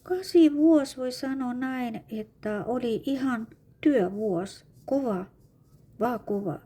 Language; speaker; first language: Finnish; non-native, fluent; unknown